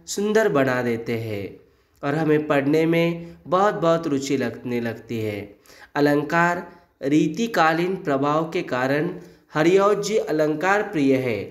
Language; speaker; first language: Hindi; native; Hindi